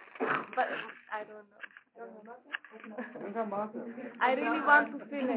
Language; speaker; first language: English; non-native, fluent; Dutch